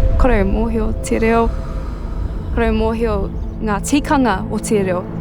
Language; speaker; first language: Māori; non-native, local second language; English